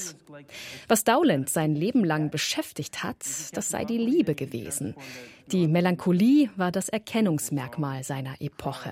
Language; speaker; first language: German; native; German